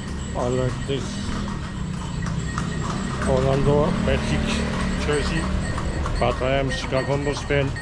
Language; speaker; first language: English; non-native, learner; Turkish